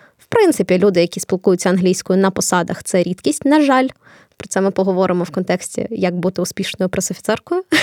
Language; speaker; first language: Ukrainian; non-native, local second language; Russian